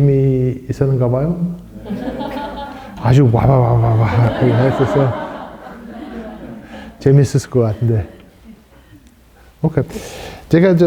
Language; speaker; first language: Korean; non-native, fluent; English